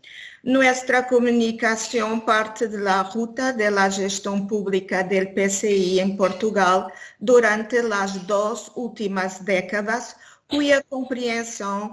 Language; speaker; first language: Spanish; non-native, learner; Portuguese